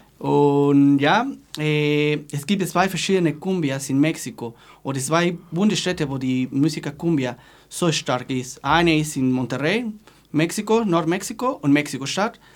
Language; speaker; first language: German; non-native, fluent; Spanish